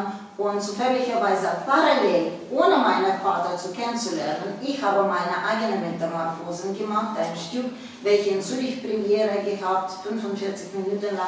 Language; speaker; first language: German; non-native, fluent; Russian